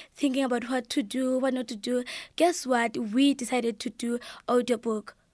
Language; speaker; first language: English; non-native, local second language; Xhosa